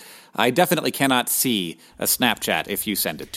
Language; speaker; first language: English; native; English